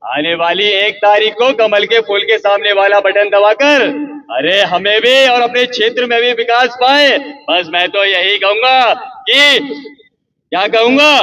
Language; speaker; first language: Hindi; native; Hindi